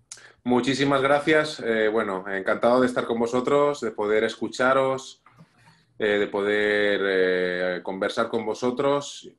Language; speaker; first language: Spanish; native; Spanish